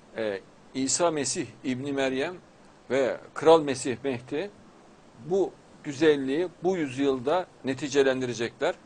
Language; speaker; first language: Turkish; native; Turkish